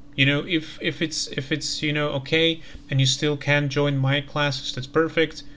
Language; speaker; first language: English; non-native, fluent; Slovak